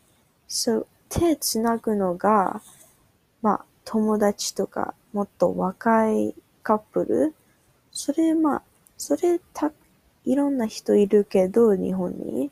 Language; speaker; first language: Japanese; non-native, learner; English